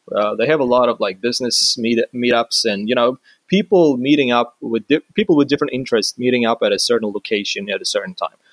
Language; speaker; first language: English; non-native, fluent; Swedish